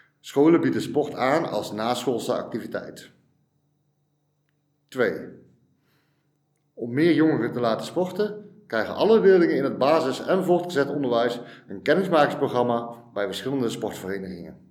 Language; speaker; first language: Dutch; native; Dutch